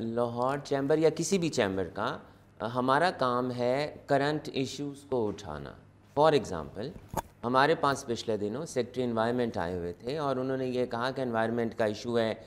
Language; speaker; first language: Urdu; non-native, local second language; Punjabi